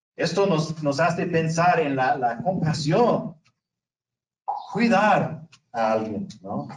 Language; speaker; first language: Spanish; non-native, fluent; English